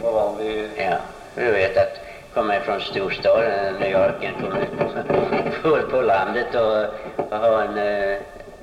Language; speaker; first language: Swedish; early bilingual, heritage; Swedish